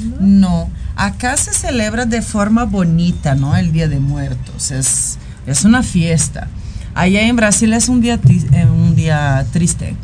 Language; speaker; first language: Spanish; non-native, fluent; Portuguese